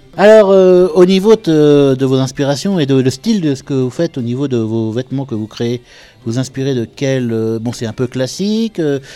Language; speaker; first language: French; non-native, fluent; German